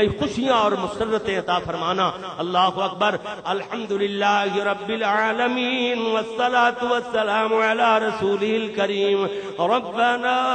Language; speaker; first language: Urdu; non-native, local second language; Punjabi